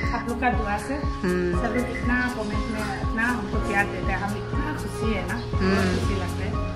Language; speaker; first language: Hindi; non-native, local second language; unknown